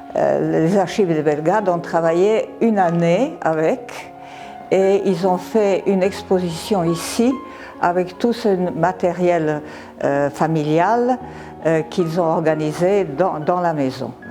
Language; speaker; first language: French; non-native, fluent; Serbian